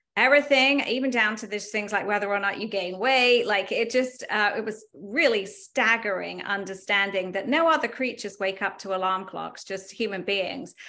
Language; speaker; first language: English; native; English